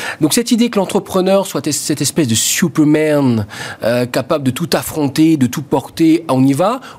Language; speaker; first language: French; native; French